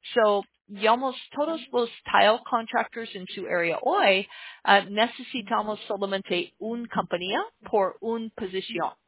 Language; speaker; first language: Spanish; non-native, learner; English